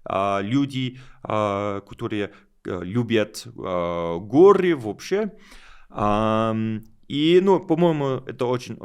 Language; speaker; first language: Russian; non-native, learner; English